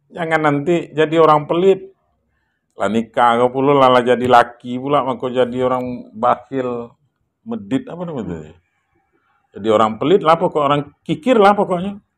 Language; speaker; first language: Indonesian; non-native, local second language; Minangkabau